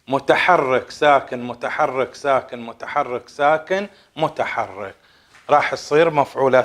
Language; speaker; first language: Arabic; native; Arabic